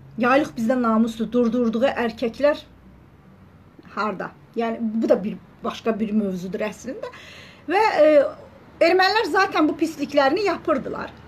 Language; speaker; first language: Azerbaijani; native; Azerbaijani